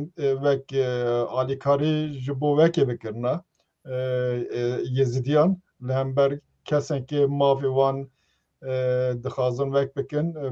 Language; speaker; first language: Kurdish; non-native, local second language; Turkish